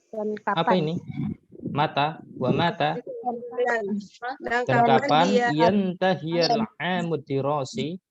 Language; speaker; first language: Arabic; non-native, fluent; Indonesian